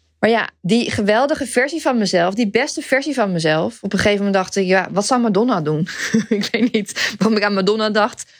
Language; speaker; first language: Dutch; native; Dutch